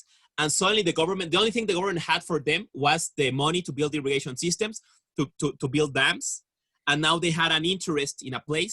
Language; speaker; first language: English; non-native, fluent; Spanish